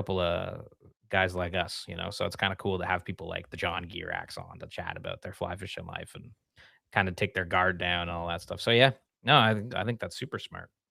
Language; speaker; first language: English; native; English